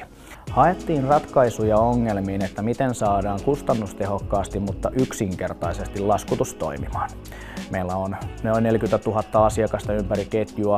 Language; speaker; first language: Finnish; native; Finnish